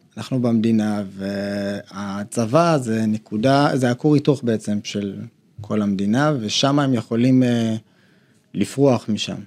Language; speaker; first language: Hebrew; early bilingual, other home language; Amharic